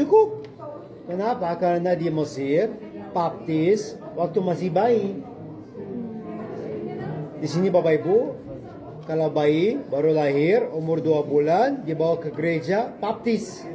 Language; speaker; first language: Indonesian; non-native, fluent; Arabic